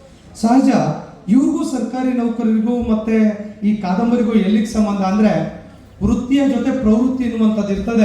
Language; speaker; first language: Kannada; native; Kannada